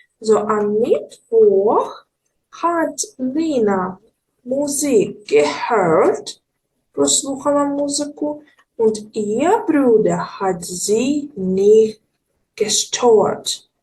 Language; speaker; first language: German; non-native, learner; Ukrainian